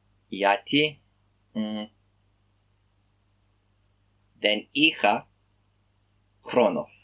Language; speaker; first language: Greek; non-native, learner; English